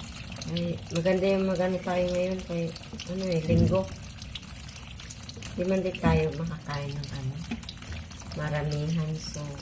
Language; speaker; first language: Filipino; native; Filipino